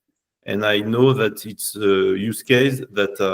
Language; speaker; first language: English; non-native, learner; French